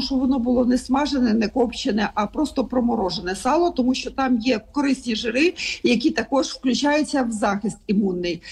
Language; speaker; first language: Ukrainian; native; Ukrainian